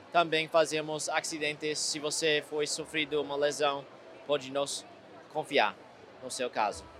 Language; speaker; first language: Portuguese; non-native, fluent; English